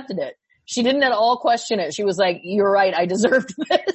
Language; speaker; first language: English; native; English